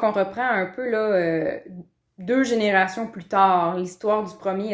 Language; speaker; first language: French; native; French